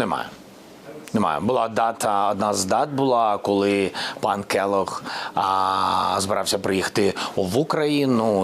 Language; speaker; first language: Ukrainian; non-native, local second language; Russian